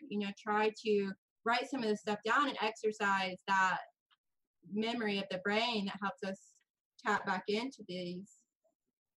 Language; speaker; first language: English; native; English